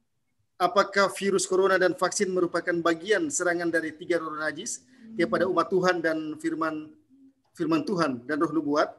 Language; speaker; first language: Indonesian; native; Indonesian